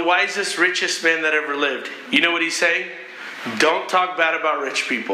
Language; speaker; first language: English; native; English